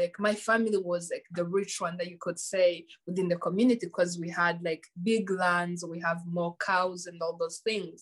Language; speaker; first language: English; non-native, local second language; Kinyarwanda